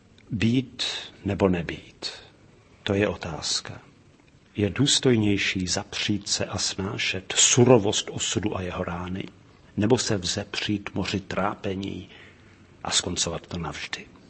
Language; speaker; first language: Czech; native; Czech